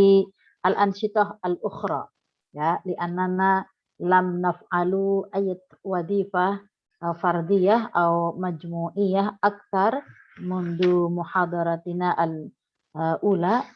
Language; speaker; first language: Arabic; non-native, fluent; Indonesian